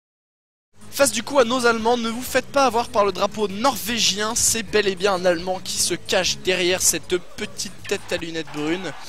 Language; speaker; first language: French; native; French